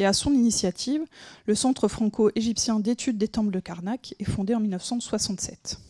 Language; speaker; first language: French; native; French